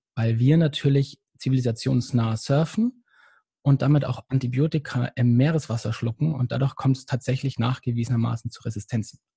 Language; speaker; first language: German; native; German